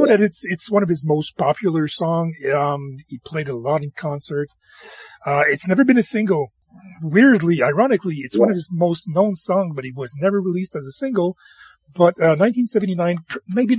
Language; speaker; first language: English; native; English